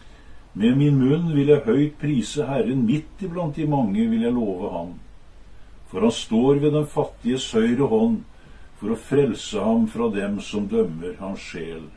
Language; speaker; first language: Norwegian; native; Norwegian